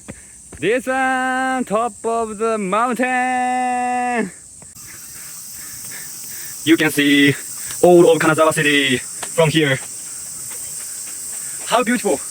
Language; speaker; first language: English; non-native, learner; Japanese